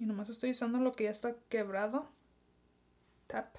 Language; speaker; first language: Spanish; early bilingual, heritage; Spanish